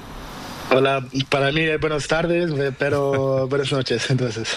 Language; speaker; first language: Spanish; non-native, learner; Portuguese